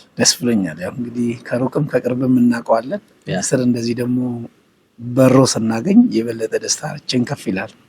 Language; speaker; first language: Amharic; native; Amharic